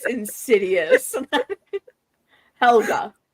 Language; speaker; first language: English; native; English